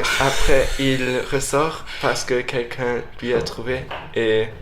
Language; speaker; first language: French; non-native, fluent; English